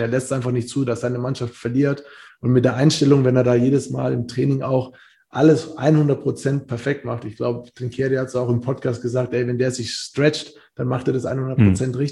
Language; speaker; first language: German; native; German